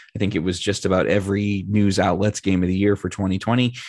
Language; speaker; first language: English; native; English